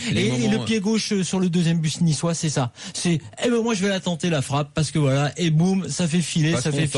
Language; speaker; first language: French; native; French